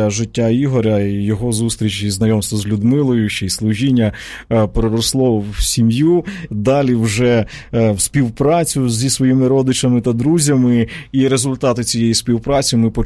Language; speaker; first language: Ukrainian; native; Ukrainian